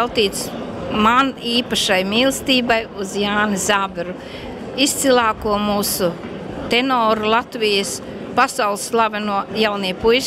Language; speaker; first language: Latvian; native; Latvian